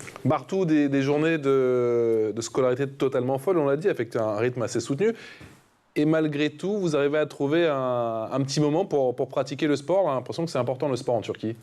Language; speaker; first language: French; native; French